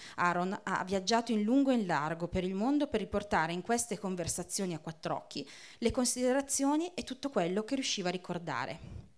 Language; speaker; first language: Italian; native; Italian